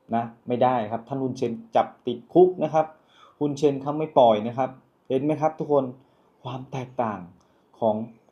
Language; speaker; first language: Thai; native; Thai